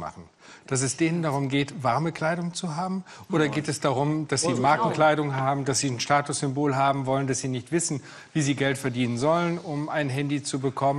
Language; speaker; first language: German; native; German